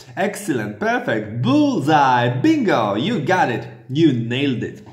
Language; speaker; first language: English; non-native, fluent; Polish